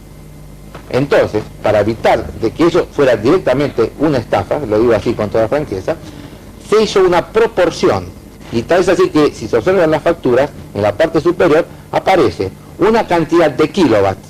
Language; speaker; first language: Spanish; native; Spanish